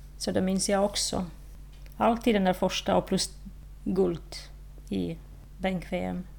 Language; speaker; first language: Swedish; non-native, fluent; Slovak